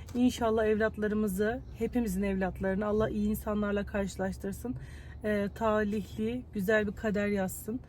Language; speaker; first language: Turkish; native; Turkish